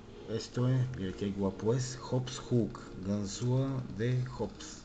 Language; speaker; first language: Spanish; non-native, fluent; Bulgarian